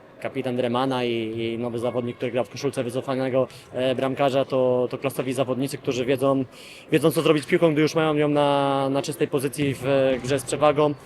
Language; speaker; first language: Polish; native; Polish